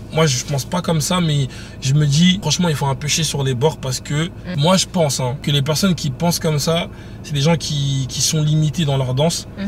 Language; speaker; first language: French; native; French